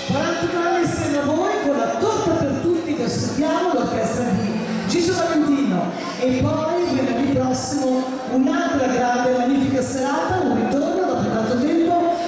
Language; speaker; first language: Italian; native; Italian